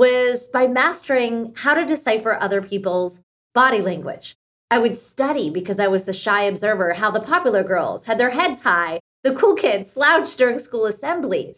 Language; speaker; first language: English; early bilingual, other home language; Hindi